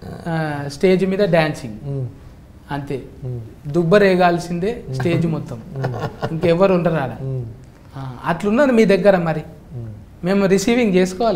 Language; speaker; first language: Telugu; native; Telugu